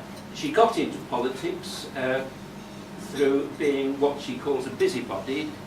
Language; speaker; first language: English; native; English